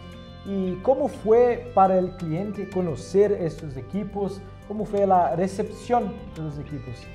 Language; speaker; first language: Spanish; non-native, fluent; Portuguese